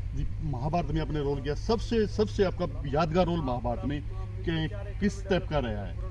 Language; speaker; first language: Hindi; native; Hindi